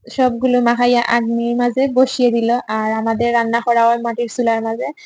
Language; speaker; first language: Bangla; non-native, local second language; Sylheti